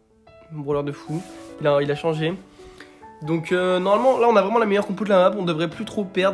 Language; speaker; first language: French; native; French